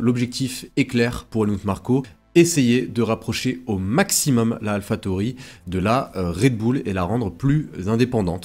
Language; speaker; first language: French; native; French